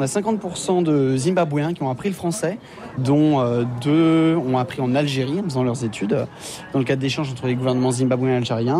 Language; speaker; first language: French; native; French